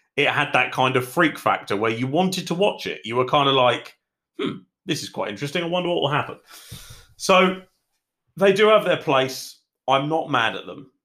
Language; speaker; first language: English; native; English